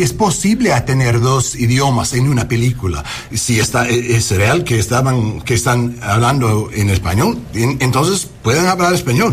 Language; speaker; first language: Spanish; early bilingual, heritage; English